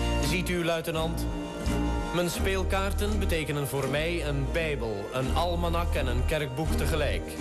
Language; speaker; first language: Dutch; native; Dutch